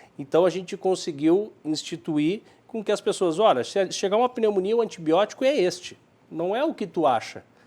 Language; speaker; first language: Portuguese; native; Portuguese